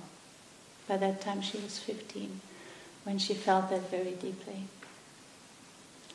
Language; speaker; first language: English; non-native, fluent; German